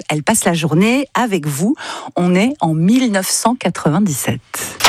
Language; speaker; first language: French; native; French